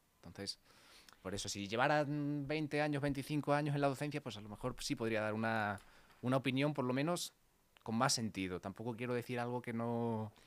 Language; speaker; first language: Spanish; native; Spanish